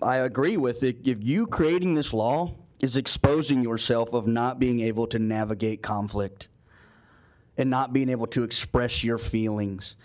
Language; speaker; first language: English; native; English